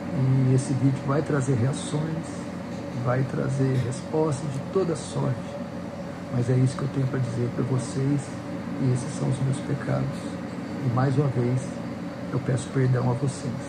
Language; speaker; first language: Portuguese; native; Portuguese